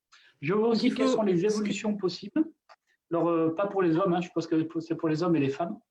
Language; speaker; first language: French; native; French